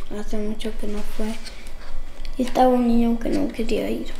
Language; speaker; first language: Spanish; early bilingual, heritage; Spanish